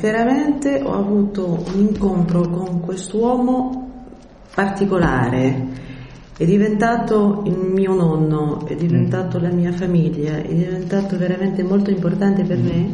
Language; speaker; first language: Italian; early bilingual, heritage; French